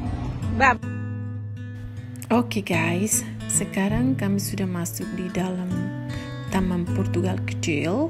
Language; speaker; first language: Indonesian; non-native, local second language; Tetum